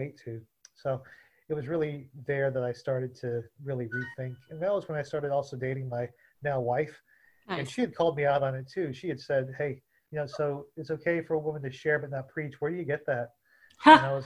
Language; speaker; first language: English; native; English